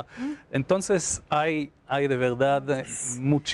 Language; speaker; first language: Spanish; non-native, fluent; Hebrew